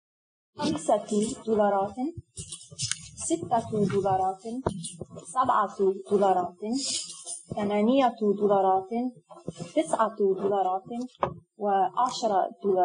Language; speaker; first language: Arabic; non-native, learner; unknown